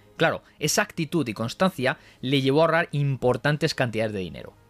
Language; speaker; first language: Spanish; native; Spanish